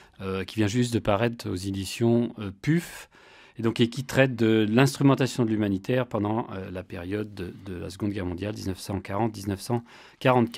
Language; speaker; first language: French; native; French